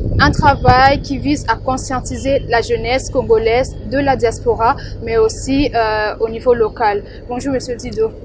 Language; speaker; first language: French; non-native, local second language; Lingala